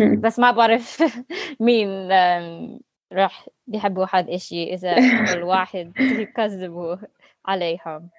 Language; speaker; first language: Arabic; non-native, learner; English